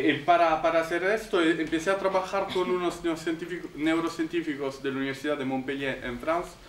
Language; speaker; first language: Spanish; non-native, fluent; Italian